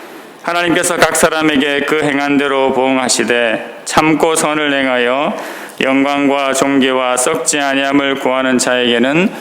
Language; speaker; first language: Korean; native; Korean